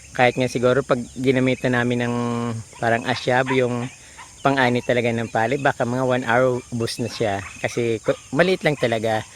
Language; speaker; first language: Filipino; non-native, local second language; Bikol